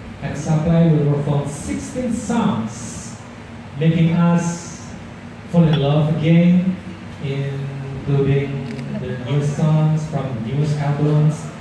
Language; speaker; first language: English; non-native, fluent; Indonesian